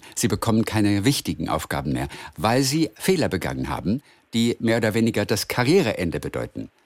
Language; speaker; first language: German; native; German